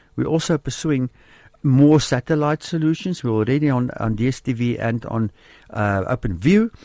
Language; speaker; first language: English; non-native, local second language; Afrikaans